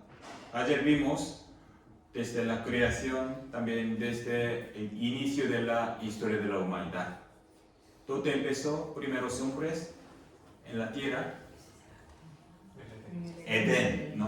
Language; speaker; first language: Spanish; non-native, fluent; Korean